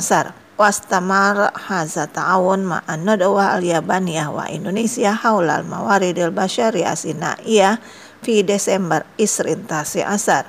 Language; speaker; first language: Arabic; non-native, fluent; Indonesian